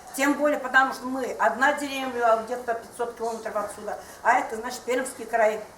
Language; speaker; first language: Russian; non-native, local second language; Udmurt